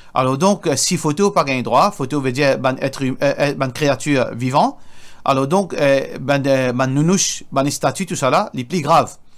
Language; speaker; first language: French; non-native, local second language; Morisyen